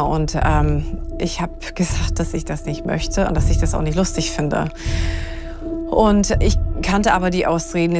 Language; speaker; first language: German; non-native, fluent; English